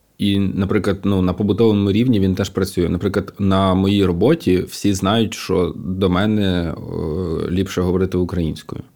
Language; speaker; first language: Ukrainian; non-native, local second language; Russian